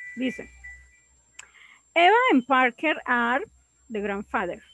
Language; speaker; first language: English; non-native, learner; Spanish